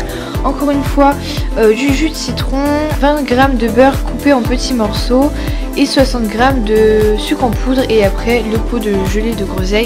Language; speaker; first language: French; native; French